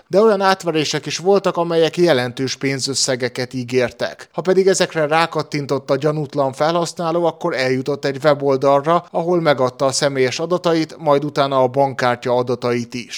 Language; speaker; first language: Hungarian; native; Hungarian